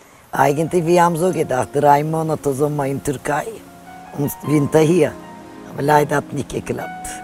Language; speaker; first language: German; non-native, learner; Turkish